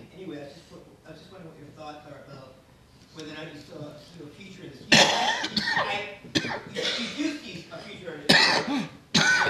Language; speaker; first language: English; native; English